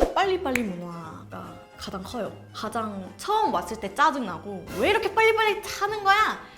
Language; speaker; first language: Korean; non-native, fluent; Thai